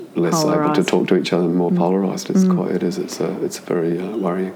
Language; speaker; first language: English; native; English